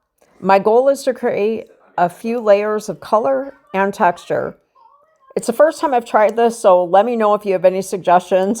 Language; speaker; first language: English; native; English